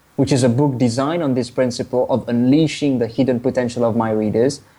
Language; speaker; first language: English; non-native, fluent; Morisyen